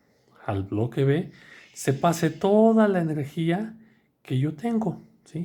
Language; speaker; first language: Spanish; native; Spanish